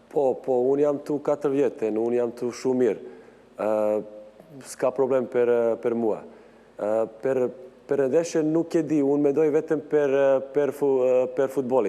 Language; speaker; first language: Albanian; non-native, learner; Serbian